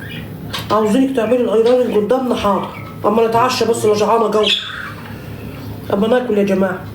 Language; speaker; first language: Arabic; native; Arabic